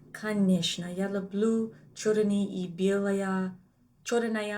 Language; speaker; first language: Russian; non-native, learner; English